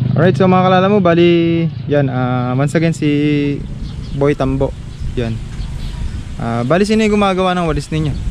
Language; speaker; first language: Filipino; native; Filipino